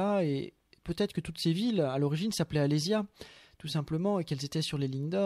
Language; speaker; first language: French; native; French